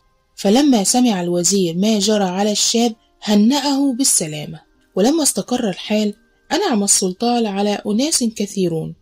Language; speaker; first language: Arabic; native; Arabic